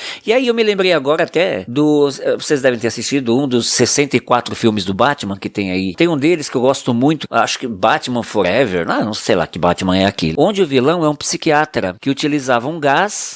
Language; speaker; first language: Portuguese; native; Portuguese